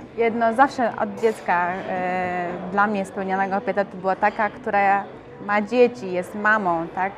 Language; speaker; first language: Polish; early bilingual, other home language; Mongolian